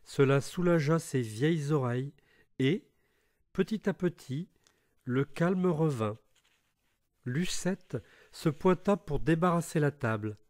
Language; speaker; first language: French; native; French